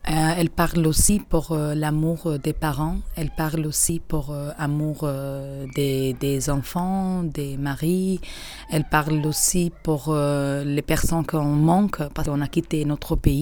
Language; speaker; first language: French; non-native, learner; Albanian